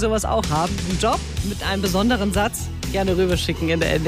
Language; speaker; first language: German; native; German